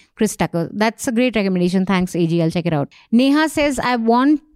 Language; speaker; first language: English; non-native, local second language; Hindi